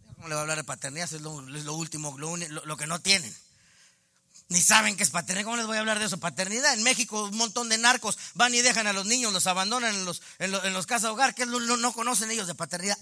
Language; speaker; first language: Spanish; native; Spanish